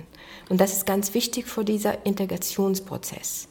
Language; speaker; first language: German; non-native, fluent; Arabic